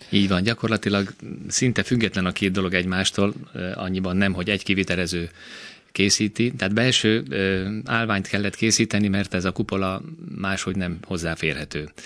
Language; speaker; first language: Hungarian; native; Hungarian